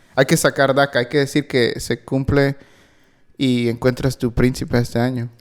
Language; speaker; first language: Spanish; early bilingual, heritage; Spanish